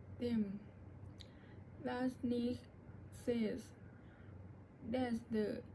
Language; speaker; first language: English; non-native, learner; Thai